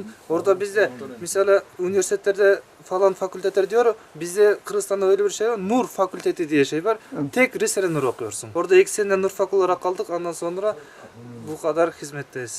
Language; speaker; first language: Turkish; non-native, learner; Kyrgyz